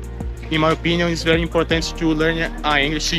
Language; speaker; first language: English; non-native, learner; Portuguese